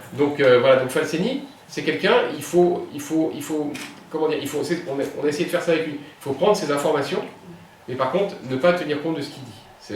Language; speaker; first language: French; native; French